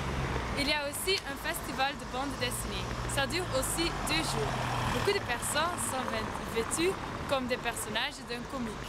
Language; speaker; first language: French; non-native, learner; Dutch